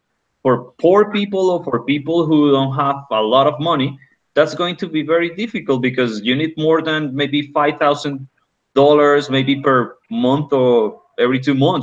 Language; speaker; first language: English; non-native, fluent; Spanish